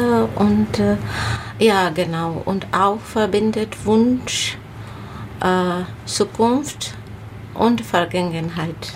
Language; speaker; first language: German; non-native, learner; Bangla